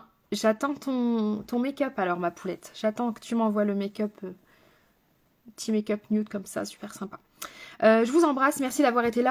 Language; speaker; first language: French; native; French